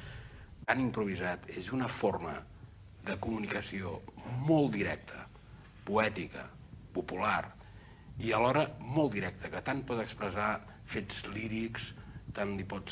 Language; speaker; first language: Catalan; native; Catalan